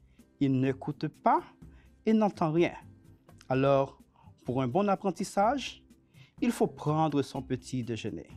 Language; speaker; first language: French; non-native, fluent; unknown